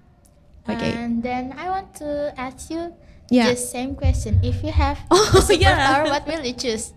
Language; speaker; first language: English; non-native, learner; Indonesian